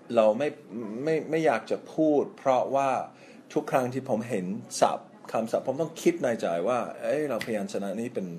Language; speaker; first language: Thai; non-native, fluent; English